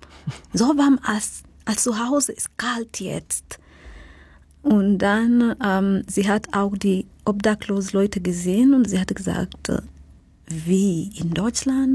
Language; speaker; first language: German; non-native, fluent; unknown